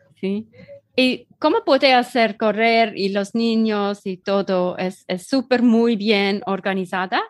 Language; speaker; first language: Spanish; non-native, learner; German